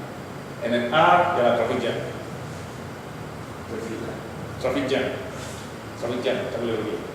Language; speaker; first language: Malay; non-native, local second language; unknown